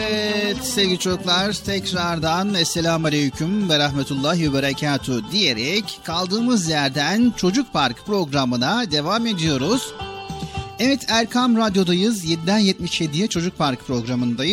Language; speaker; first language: Turkish; native; Turkish